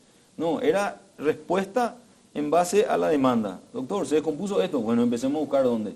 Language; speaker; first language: Spanish; native; Spanish